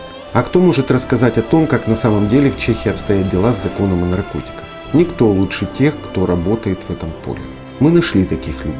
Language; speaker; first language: Russian; native; Russian